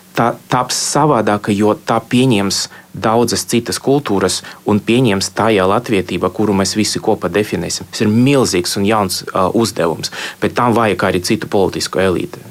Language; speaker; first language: Latvian; non-native, local second language; Russian